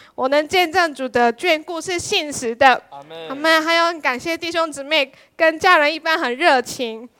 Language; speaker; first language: Chinese; non-native, fluent; Korean